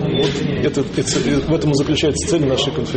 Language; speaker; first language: Russian; native; Russian